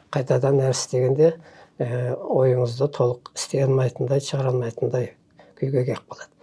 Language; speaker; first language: Kazakh; early bilingual, heritage; Kazakh